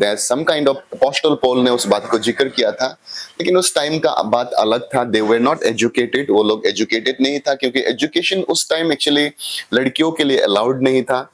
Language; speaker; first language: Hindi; non-native, local second language; Assamese